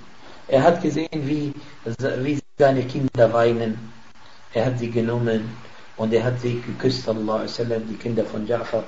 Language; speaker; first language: German; non-native, fluent; Arabic